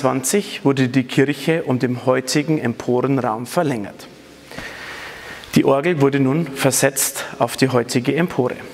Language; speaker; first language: German; native; German